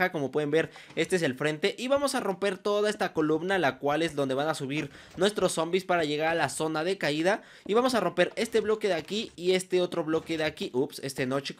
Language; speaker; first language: Spanish; native; Spanish